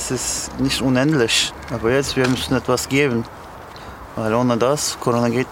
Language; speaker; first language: German; non-native, learner; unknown